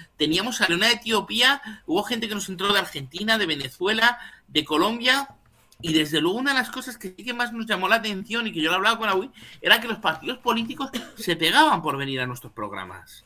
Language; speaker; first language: Spanish; native; Spanish